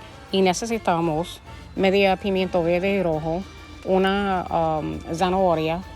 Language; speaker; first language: Spanish; early bilingual, heritage; Spanish